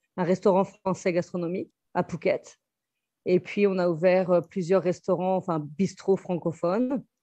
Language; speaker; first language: French; native; French